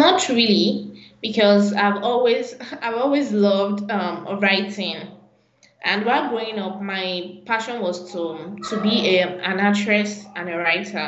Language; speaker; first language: English; non-native, local second language; Yoruba